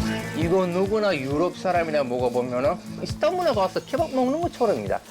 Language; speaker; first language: Korean; non-native, learner; Turkish